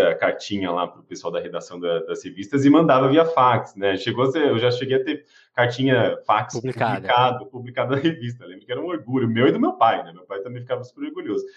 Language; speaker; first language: Portuguese; native; Portuguese